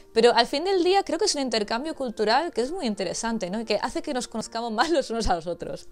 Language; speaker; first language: Spanish; native; Spanish